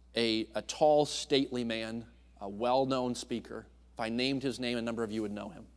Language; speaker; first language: English; native; English